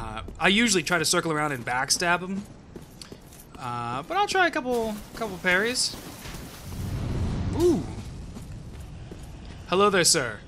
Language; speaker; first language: English; native; English